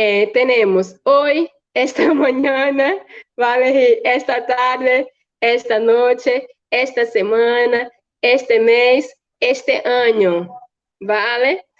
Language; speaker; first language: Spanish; non-native, fluent; Portuguese